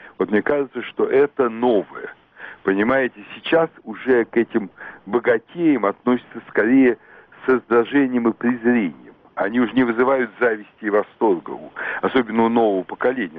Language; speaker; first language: Russian; native; Russian